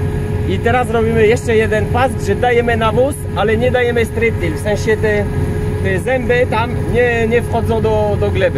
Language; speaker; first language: Polish; non-native, fluent; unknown